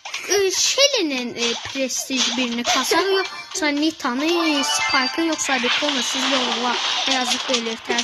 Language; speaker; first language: Turkish; non-native, learner; Azerbaijani